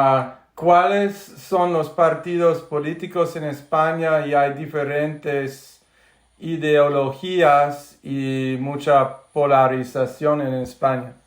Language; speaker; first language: Spanish; non-native, fluent; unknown